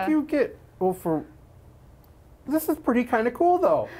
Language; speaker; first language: English; native; English